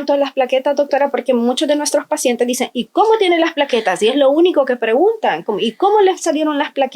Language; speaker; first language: Spanish; native; Spanish